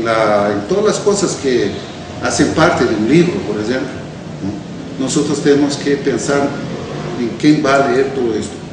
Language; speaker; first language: Spanish; non-native, fluent; Portuguese